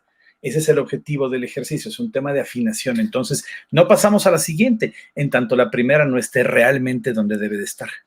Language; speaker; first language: Spanish; native; Spanish